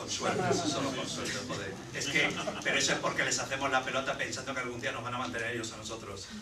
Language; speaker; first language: Spanish; native; Spanish